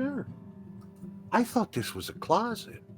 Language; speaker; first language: English; native; English